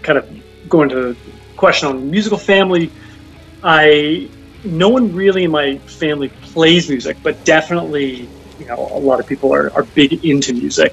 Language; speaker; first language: English; native; English